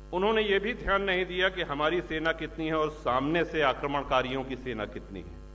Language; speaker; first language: Hindi; native; Hindi